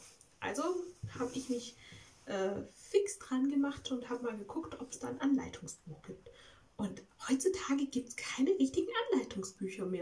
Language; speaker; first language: German; native; German